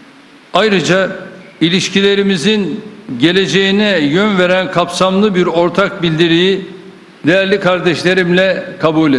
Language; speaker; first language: Turkish; native; Turkish